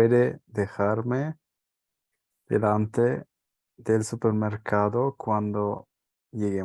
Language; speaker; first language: Spanish; non-native, learner; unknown